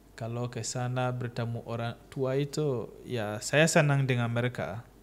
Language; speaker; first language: Indonesian; non-native, learner; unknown